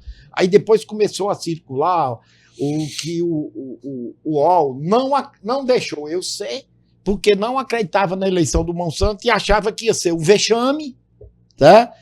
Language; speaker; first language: Portuguese; native; Portuguese